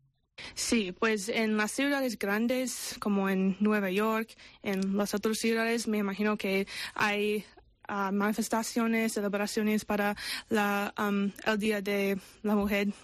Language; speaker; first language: Spanish; non-native, fluent; English